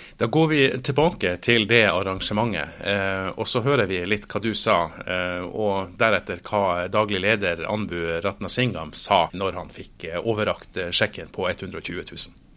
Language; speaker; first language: Norwegian; native; Norwegian